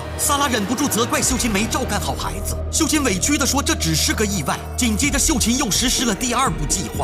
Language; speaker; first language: Chinese; native; Chinese